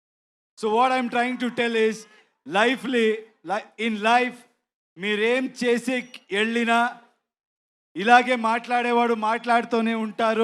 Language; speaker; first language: Telugu; non-native, learner; Kannada